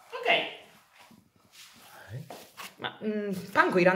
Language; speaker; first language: Japanese; non-native, learner; Italian